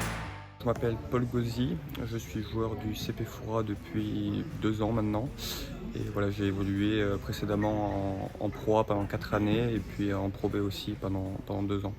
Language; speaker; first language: French; native; French